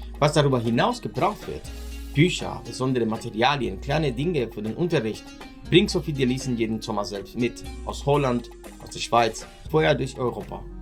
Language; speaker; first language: German; native; German